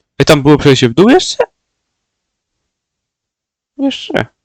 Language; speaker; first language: Polish; native; Polish